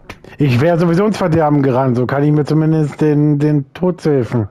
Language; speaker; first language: German; native; German